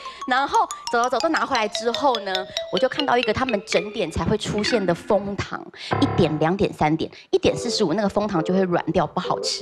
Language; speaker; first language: Chinese; native; Chinese